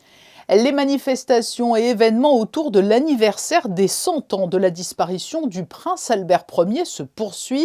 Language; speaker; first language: French; native; French